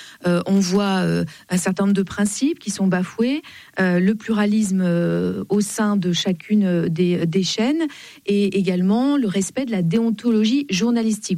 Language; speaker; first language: French; native; French